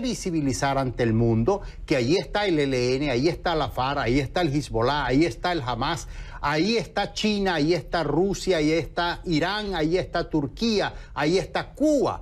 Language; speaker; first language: Spanish; native; Spanish